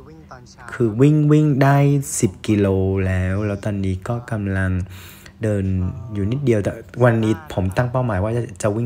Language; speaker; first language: Thai; non-native, fluent; Vietnamese